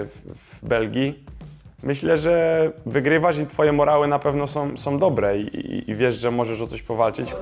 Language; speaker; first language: Polish; native; Polish